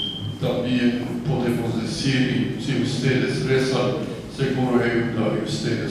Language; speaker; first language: Spanish; non-native, fluent; Croatian